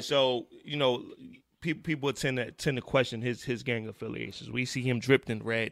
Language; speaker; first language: English; native; English